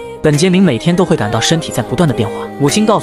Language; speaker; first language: Chinese; native; Chinese